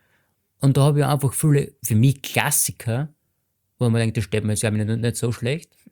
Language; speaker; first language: German; native; German